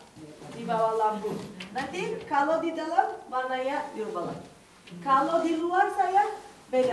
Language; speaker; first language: Indonesian; non-native, learner; Turkish